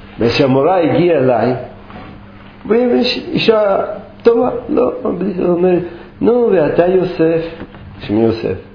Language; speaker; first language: Hebrew; non-native, fluent; Russian